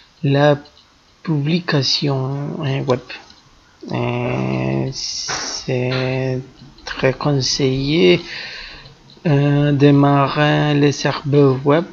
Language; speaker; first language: French; non-native, fluent; Spanish